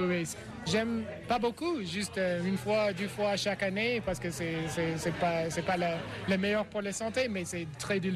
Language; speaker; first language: French; non-native, learner; English